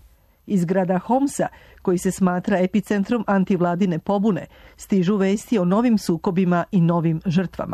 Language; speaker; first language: Croatian; native; Croatian